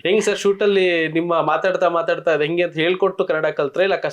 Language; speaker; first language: Kannada; native; Kannada